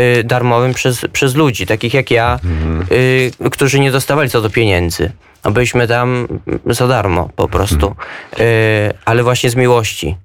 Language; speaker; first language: Polish; native; Polish